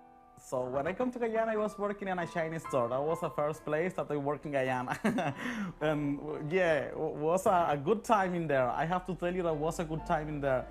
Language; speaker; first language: English; non-native, learner; Spanish